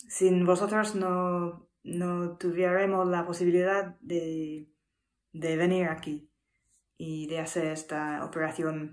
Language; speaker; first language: Spanish; non-native, learner; English